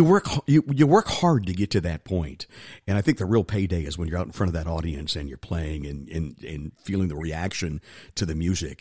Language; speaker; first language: English; native; English